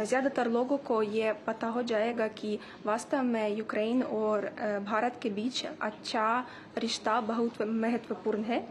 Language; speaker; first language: Hindi; non-native, fluent; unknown